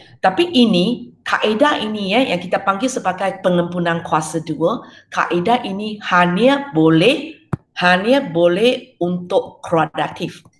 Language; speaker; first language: Malay; non-native, local second language; Chinese